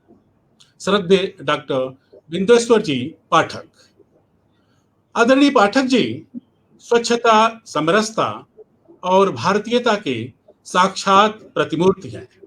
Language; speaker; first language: Hindi; native; Hindi